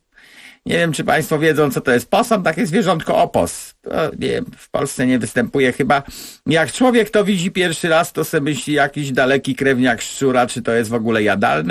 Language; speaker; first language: Polish; native; Polish